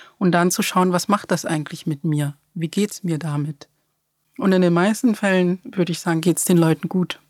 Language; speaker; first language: German; early bilingual, other home language; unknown